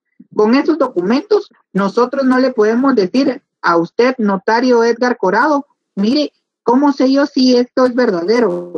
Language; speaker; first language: Spanish; native; Spanish